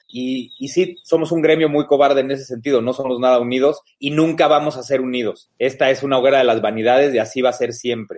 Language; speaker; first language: Spanish; native; Spanish